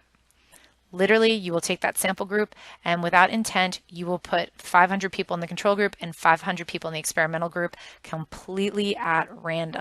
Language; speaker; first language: English; native; English